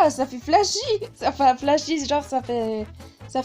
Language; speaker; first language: French; native; French